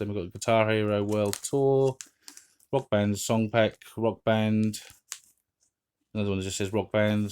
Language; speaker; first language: English; native; English